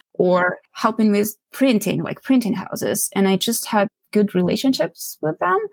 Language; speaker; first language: English; non-native, fluent; Ukrainian